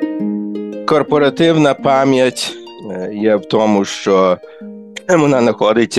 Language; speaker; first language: Ukrainian; early bilingual, heritage; English